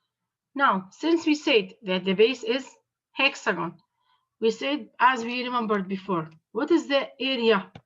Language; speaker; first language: English; non-native, fluent; Arabic